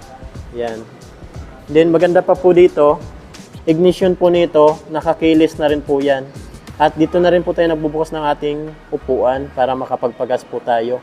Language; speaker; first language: Filipino; native; Filipino